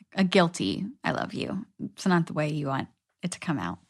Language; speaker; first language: English; native; English